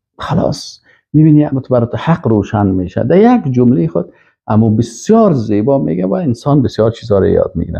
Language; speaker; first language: Persian; native; Persian